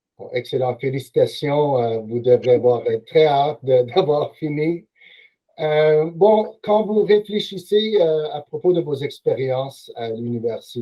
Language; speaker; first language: French; non-native, local second language; English